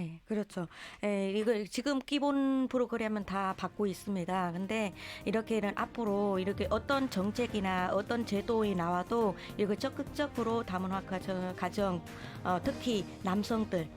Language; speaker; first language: Korean; non-native, learner; Vietnamese